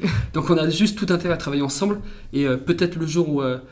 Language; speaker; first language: French; native; French